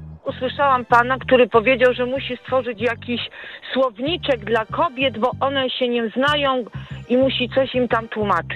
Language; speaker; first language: Polish; native; Polish